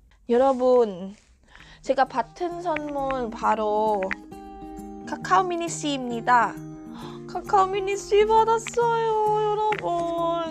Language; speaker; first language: Korean; non-native, fluent; Thai